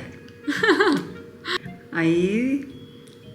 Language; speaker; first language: Portuguese; non-native, local second language; Japanese